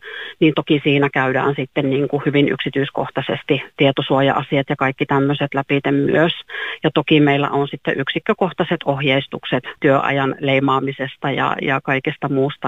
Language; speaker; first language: Finnish; native; Finnish